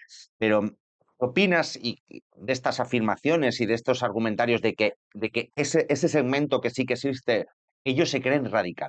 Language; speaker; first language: Spanish; native; Spanish